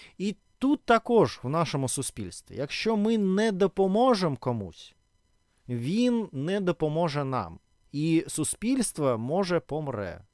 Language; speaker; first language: Ukrainian; non-native, local second language; Russian